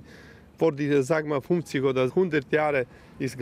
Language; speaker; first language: German; non-native, learner; Serbian